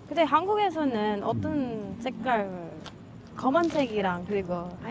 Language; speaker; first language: Korean; non-native, fluent; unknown